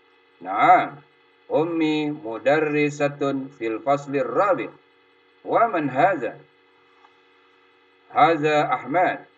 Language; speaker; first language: Arabic; non-native, fluent; Indonesian